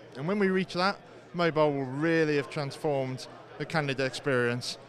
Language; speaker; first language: English; native; English